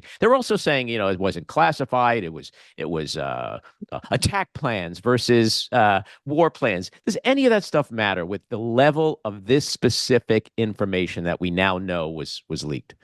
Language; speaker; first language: English; native; English